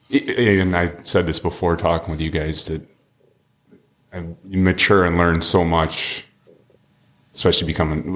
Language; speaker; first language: English; native; English